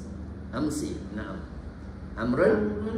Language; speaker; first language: Arabic; non-native, fluent; Malay